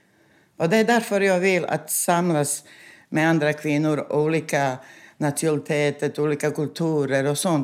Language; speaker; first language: Swedish; non-native, fluent; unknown